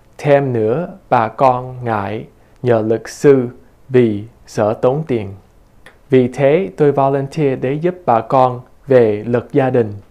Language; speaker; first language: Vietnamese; early bilingual, heritage; Vietnamese